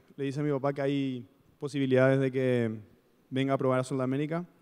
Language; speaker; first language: Spanish; native; Spanish